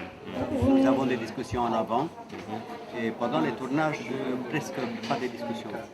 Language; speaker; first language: French; non-native, fluent; Romanian